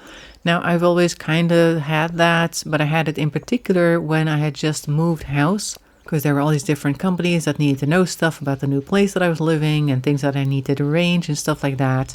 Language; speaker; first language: English; non-native, fluent; Dutch